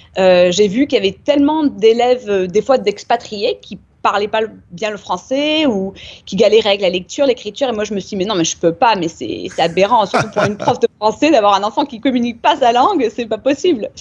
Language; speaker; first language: French; native; French